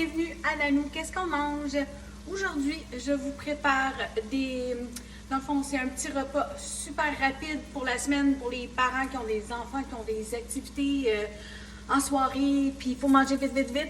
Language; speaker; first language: French; native; French